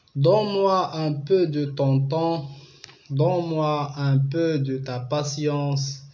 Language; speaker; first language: French; non-native, local second language; Arabic